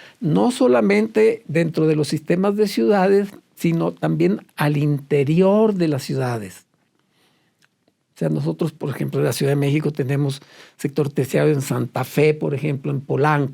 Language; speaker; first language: Spanish; native; Spanish